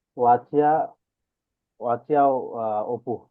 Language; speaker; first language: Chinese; non-native, learner; Bangla